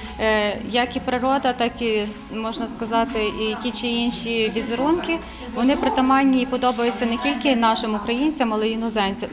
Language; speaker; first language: Ukrainian; native; Ukrainian